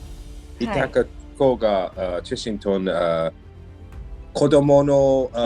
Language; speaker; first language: Japanese; non-native, learner; English